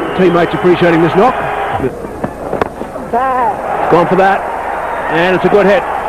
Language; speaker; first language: English; native; English